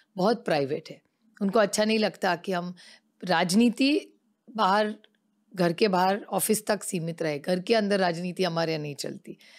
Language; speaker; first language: Hindi; non-native, local second language; Marathi